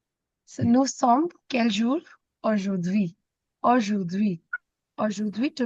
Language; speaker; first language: French; non-native, fluent; Hindi